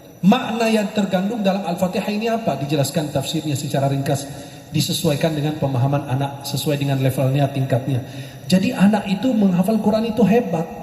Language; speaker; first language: Indonesian; non-native, fluent; Arabic